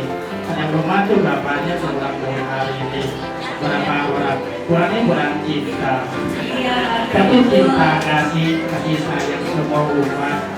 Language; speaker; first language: Indonesian; non-native, learner; Thai